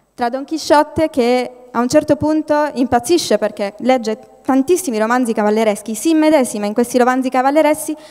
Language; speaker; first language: Italian; native; Italian